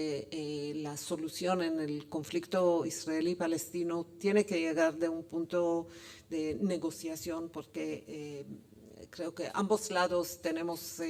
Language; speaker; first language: Spanish; non-native, fluent; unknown